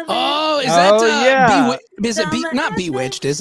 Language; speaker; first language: English; native; English